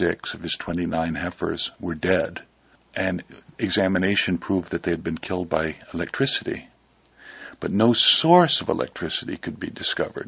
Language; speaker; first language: English; native; English